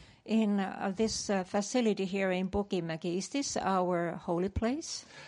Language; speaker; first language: English; non-native, fluent; Finnish